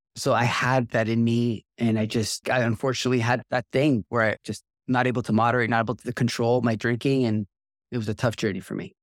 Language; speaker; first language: English; native; English